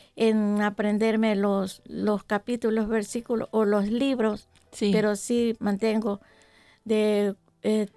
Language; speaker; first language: Spanish; native; Spanish